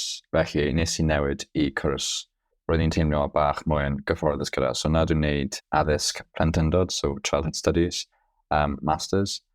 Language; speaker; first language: Welsh; non-native, local second language; English